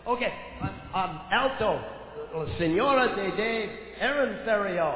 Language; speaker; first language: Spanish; non-native, learner; English